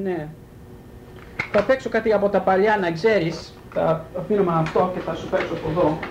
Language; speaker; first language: Greek; early bilingual, heritage; Greek